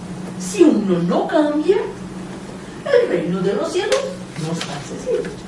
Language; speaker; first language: Spanish; non-native, fluent; Portuguese